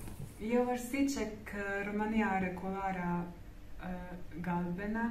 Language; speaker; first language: Romanian; non-native, learner; Croatian